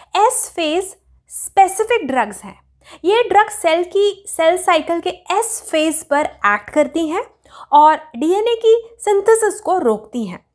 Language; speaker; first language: Hindi; native; Hindi